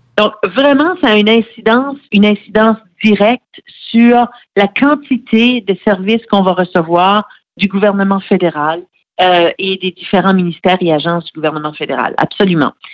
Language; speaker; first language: French; native; French